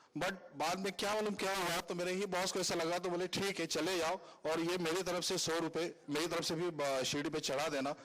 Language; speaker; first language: Hindi; native; Hindi